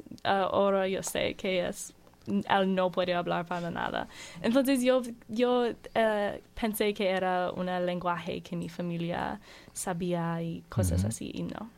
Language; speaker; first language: Spanish; non-native, learner; English